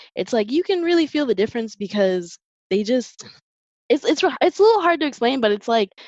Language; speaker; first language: English; native; English